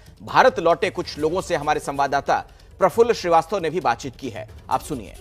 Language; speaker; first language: Hindi; native; Hindi